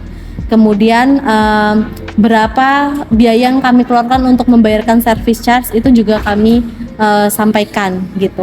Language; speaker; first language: Indonesian; native; Indonesian